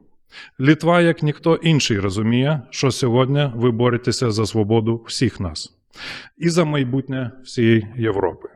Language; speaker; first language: Ukrainian; non-native, fluent; Lithuanian